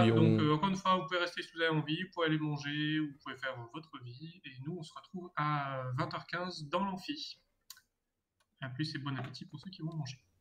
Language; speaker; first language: French; native; French